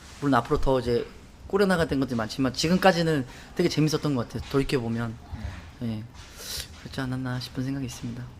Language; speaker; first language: Korean; native; Korean